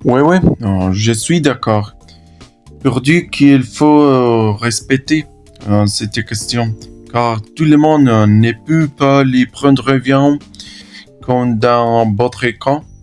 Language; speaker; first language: French; non-native, learner; Spanish